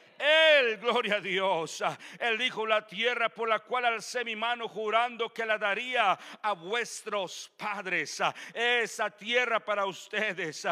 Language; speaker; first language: Spanish; native; Spanish